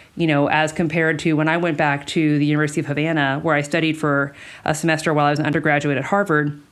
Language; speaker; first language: English; early bilingual, other home language; Spanish